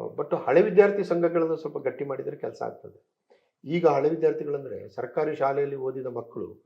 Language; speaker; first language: Kannada; native; Kannada